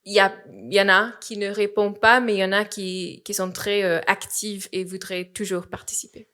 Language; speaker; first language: French; non-native, fluent; English